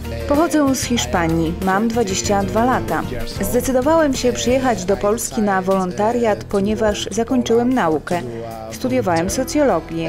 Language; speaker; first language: Polish; non-native, fluent; Spanish